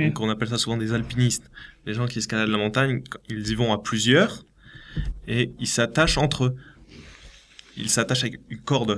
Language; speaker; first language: French; native; French